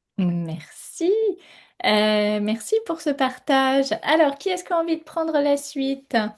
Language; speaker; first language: French; native; French